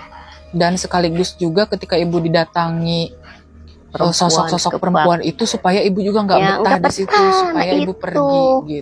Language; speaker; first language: Indonesian; native; Indonesian